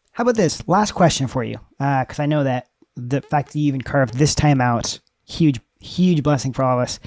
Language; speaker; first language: English; native; English